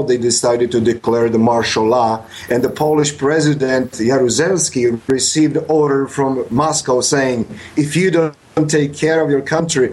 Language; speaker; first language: English; non-native, fluent; Polish